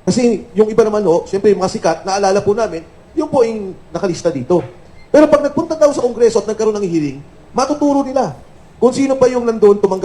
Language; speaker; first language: Filipino; native; Filipino